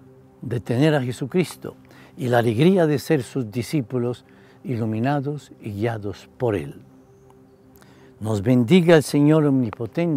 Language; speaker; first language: Spanish; native; Spanish